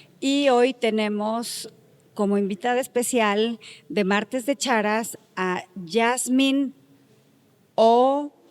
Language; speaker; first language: Spanish; native; Spanish